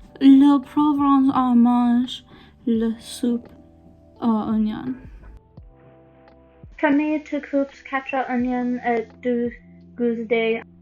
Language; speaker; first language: French; non-native, learner; English